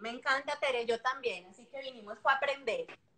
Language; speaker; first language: Spanish; native; Spanish